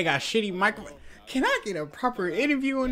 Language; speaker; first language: English; native; English